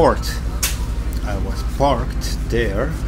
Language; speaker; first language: English; non-native, fluent; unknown